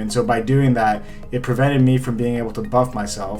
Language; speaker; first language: English; native; English